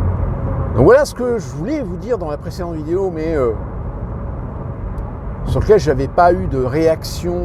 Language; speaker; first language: French; native; French